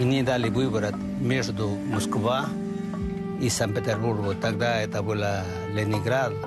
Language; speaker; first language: Russian; non-native, fluent; Chinese